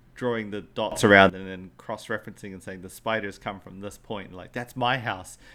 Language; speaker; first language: English; native; English